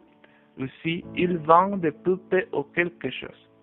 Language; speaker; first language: French; non-native, learner; Spanish